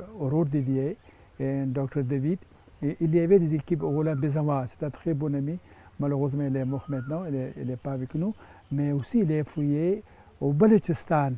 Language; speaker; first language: French; non-native, fluent; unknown